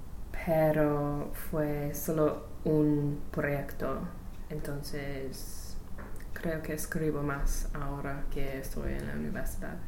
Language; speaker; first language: Spanish; non-native, learner; English